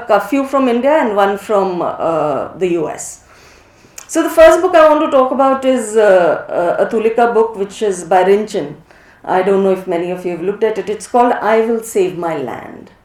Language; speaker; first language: English; non-native, local second language; Hindi